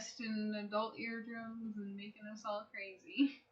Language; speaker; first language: English; native; English